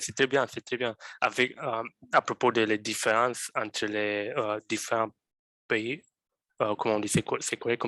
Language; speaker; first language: French; non-native, fluent; Romanian